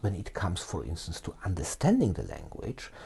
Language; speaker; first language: English; non-native, fluent; Polish